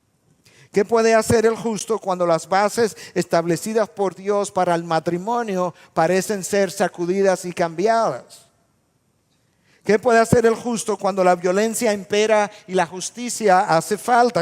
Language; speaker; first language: Spanish; native; Spanish